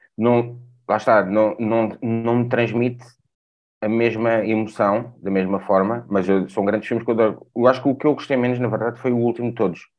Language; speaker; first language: Portuguese; native; Portuguese